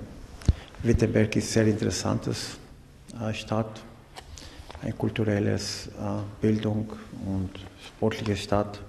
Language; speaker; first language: German; non-native, learner; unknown